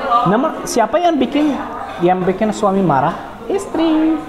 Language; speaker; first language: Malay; non-native, learner; Arabic